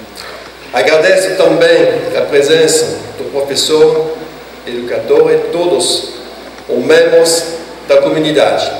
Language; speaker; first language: Portuguese; non-native, fluent; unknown